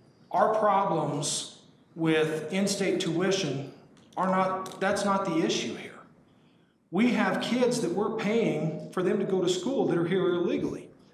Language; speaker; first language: English; native; English